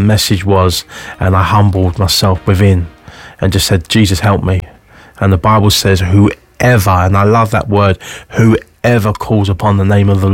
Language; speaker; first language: English; native; English